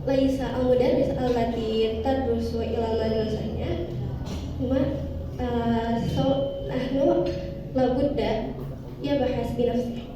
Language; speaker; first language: Arabic; non-native, learner; Indonesian